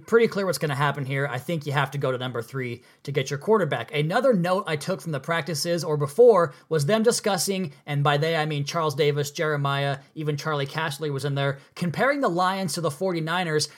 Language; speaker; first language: English; native; English